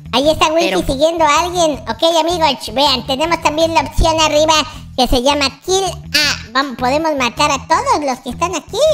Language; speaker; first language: Spanish; native; Spanish